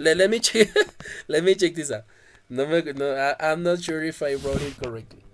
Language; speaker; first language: English; non-native, fluent; Spanish